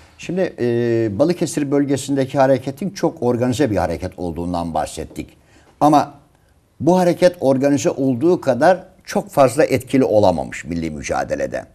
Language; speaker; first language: Turkish; native; Turkish